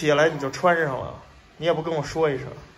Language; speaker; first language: Chinese; native; Chinese